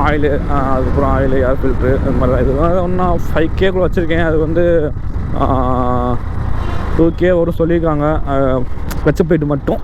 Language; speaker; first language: Tamil; native; Tamil